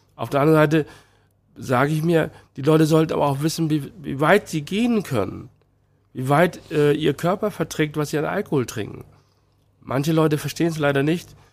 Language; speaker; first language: German; early bilingual, other home language; Chinese